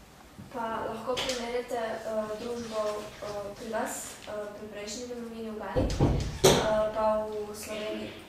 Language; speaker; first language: Slovenian; native; Slovenian